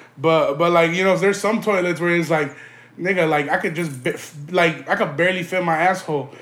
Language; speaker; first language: English; early bilingual, other home language; Spanish